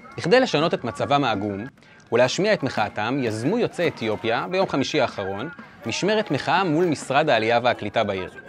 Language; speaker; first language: Hebrew; native; Hebrew